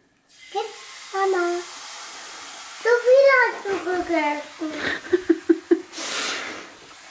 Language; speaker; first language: German; early bilingual, other home language; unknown